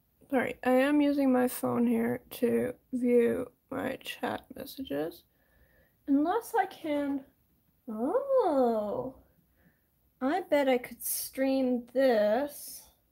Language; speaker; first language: English; native; English